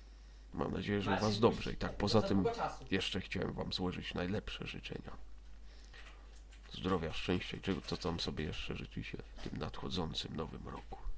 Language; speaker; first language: Polish; native; Polish